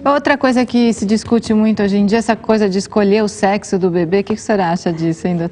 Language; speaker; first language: Portuguese; native; Portuguese